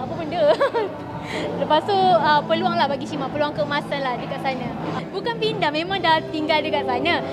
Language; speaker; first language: Malay; native; Malay